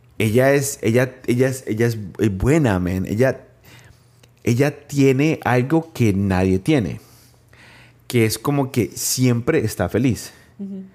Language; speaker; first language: Spanish; native; Spanish